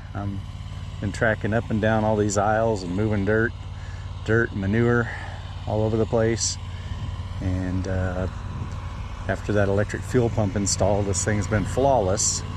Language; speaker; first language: English; native; English